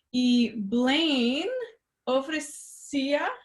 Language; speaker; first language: Spanish; non-native, learner; French